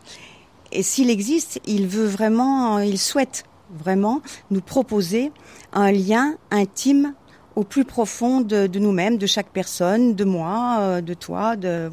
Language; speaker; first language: French; native; French